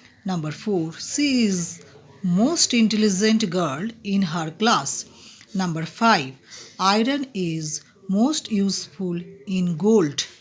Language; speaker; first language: English; non-native, local second language; Bangla